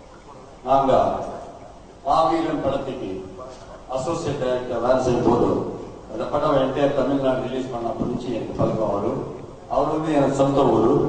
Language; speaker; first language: Tamil; non-native, local second language; Telugu